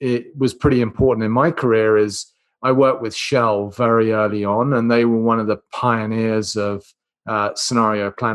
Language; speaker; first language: English; native; English